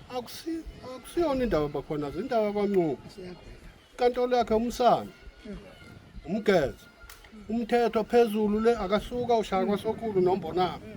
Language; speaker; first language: Zulu; native; Zulu